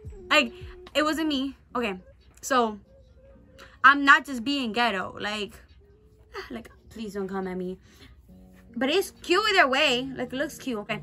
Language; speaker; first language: English; early bilingual, other home language; Spanish